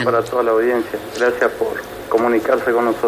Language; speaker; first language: Spanish; native; Spanish